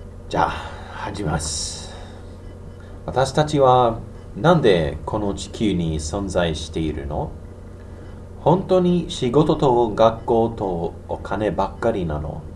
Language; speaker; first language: Japanese; non-native, learner; English